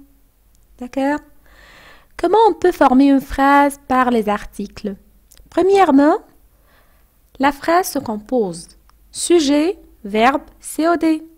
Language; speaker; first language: French; non-native, fluent; Arabic